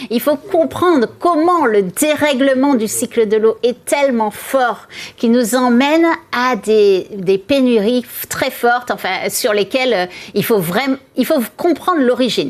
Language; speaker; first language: French; native; French